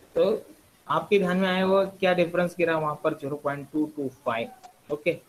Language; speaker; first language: Hindi; non-native, local second language; Marathi